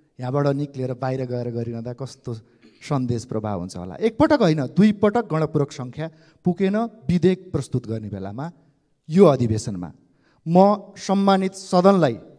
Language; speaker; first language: Nepali; native; Nepali